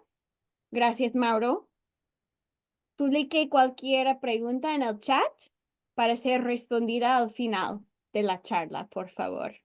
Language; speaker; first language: Spanish; non-native, fluent; English